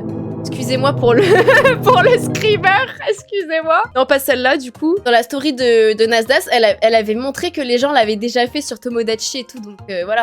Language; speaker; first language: French; native; French